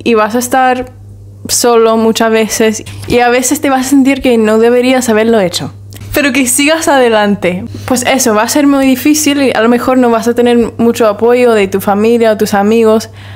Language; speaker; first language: Spanish; non-native, learner; English